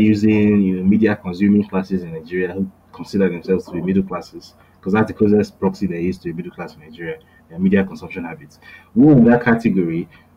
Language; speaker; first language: English; non-native, local second language; Yoruba